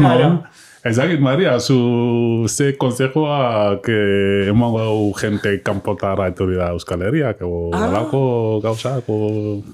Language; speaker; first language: Basque; non-native, learner; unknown